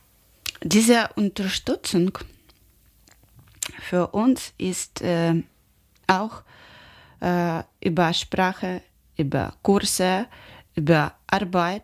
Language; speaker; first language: German; non-native, learner; Ukrainian